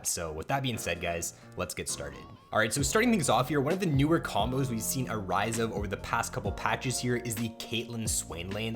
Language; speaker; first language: English; native; English